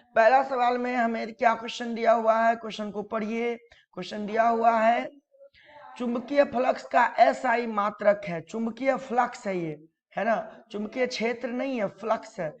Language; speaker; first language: Hindi; native; Hindi